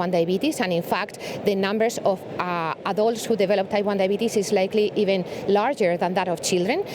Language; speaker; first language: English; non-native, fluent; Spanish